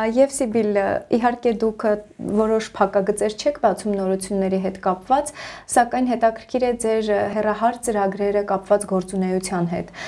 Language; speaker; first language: Armenian; native; Armenian